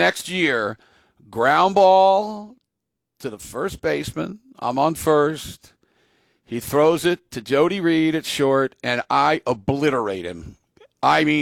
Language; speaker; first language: English; native; English